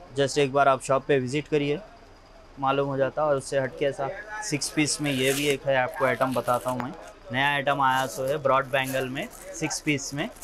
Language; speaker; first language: Hindi; non-native, local second language; Urdu